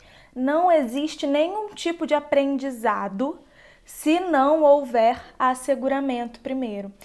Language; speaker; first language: Portuguese; native; Portuguese